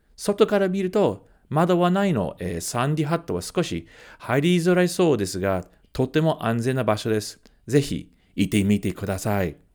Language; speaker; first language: Japanese; early bilingual, heritage; Japanese